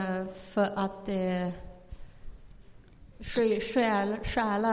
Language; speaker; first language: Swedish; non-native, fluent; Chinese